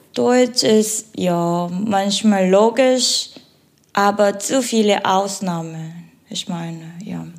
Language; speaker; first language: German; non-native, fluent; Korean